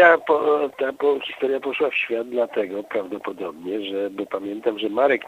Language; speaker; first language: Polish; native; Polish